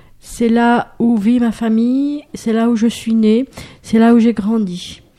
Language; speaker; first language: French; native; French